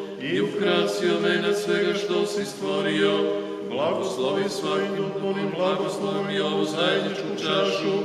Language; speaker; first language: Bosnian; native; Bosnian